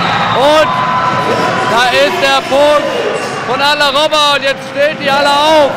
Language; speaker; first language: German; native; German